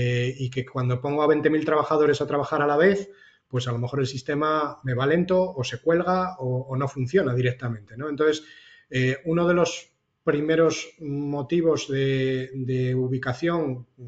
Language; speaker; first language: Spanish; native; Spanish